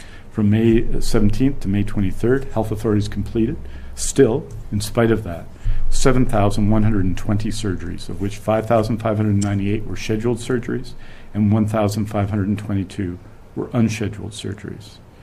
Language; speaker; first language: English; native; English